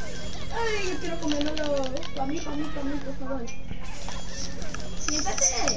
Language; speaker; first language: Spanish; early bilingual, heritage; Spanish